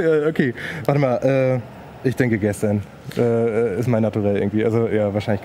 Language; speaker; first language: German; native; German